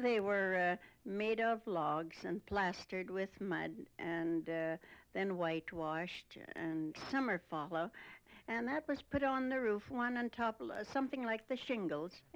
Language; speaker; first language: English; non-native, fluent; Russian